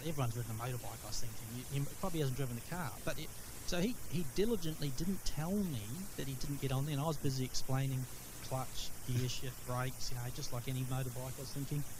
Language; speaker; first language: English; native; English